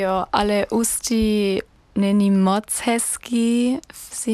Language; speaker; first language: Czech; non-native, learner; German